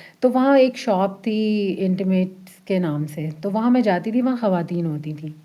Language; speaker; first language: Urdu; early bilingual, heritage; Urdu